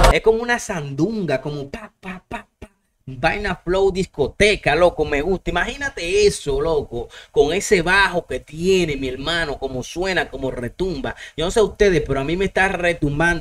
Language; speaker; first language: Spanish; native; Spanish